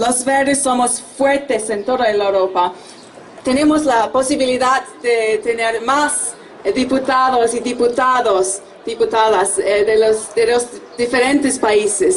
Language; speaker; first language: Spanish; non-native, fluent; German